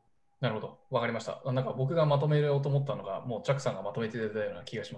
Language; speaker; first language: Japanese; native; Japanese